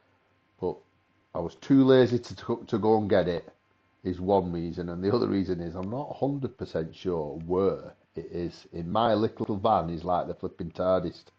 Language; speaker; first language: English; native; English